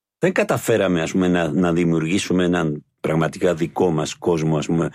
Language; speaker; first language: Greek; non-native, fluent; Spanish